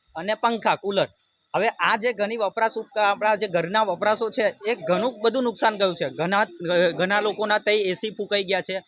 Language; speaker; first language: Gujarati; native; Gujarati